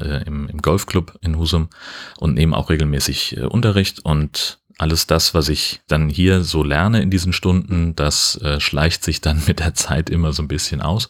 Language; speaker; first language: German; native; German